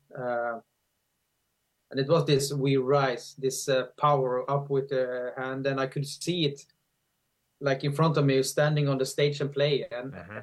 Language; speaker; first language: English; non-native, fluent; Swedish